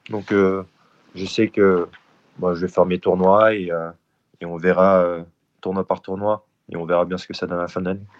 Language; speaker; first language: French; early bilingual, other home language; Korean